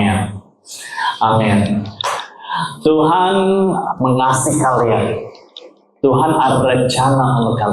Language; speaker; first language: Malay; non-native, learner; English